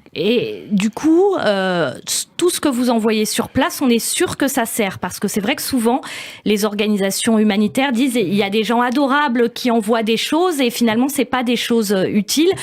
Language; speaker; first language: French; native; French